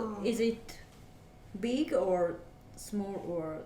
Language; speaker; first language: English; non-native, learner; Japanese